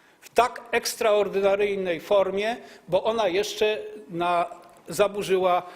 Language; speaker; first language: Polish; native; Polish